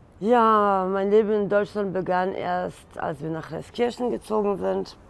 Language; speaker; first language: German; early bilingual, other home language; Polish